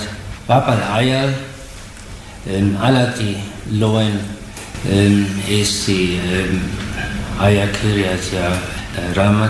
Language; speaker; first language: Estonian; non-native, learner; German